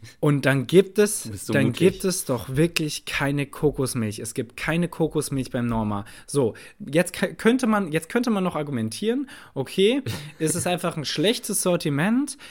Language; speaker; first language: German; native; German